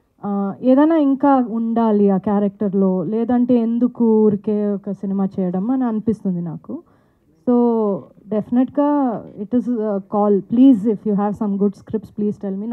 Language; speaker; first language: Telugu; non-native, fluent; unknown